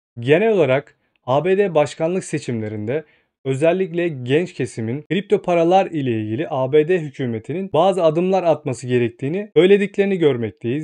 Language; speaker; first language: Turkish; native; Turkish